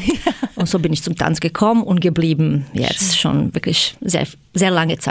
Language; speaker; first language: German; non-native, fluent; Croatian